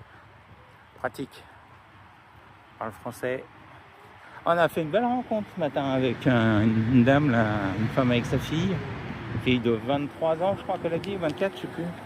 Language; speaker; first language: French; native; French